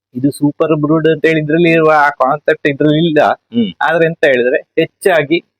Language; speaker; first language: Kannada; native; Kannada